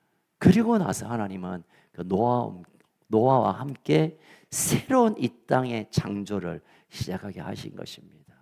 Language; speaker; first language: Korean; native; Korean